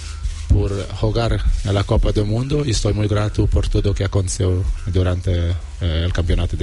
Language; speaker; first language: Spanish; non-native, fluent; Portuguese